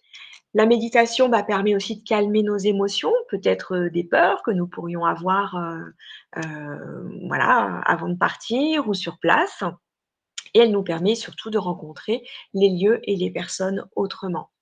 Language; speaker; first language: French; native; French